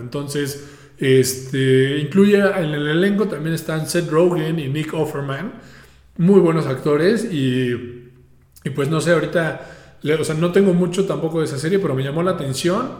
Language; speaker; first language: Spanish; native; Spanish